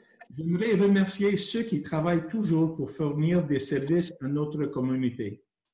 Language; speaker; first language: French; non-native, local second language; English